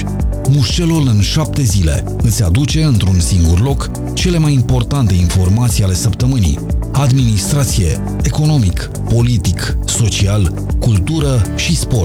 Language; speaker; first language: Romanian; native; Romanian